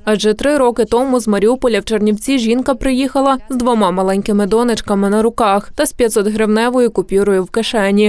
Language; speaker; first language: Ukrainian; native; Ukrainian